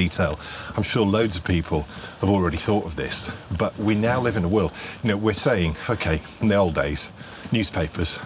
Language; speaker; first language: English; native; English